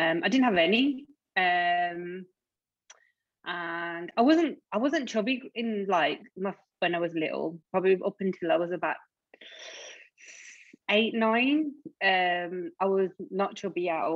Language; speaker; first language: English; native; English